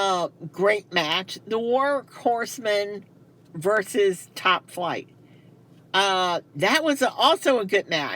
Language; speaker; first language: English; native; English